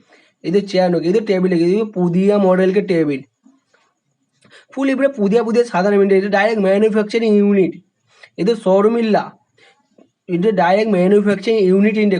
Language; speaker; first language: Malayalam; non-native, learner; Hindi